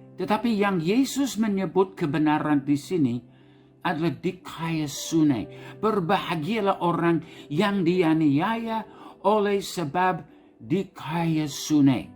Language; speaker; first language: Indonesian; non-native, fluent; English